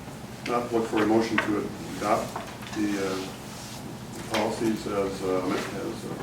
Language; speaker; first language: English; native; English